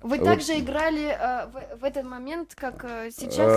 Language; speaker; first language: Russian; non-native, learner; French